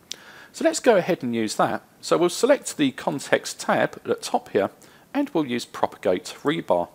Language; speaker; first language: English; native; English